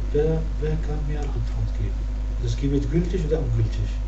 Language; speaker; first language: German; non-native, learner; Arabic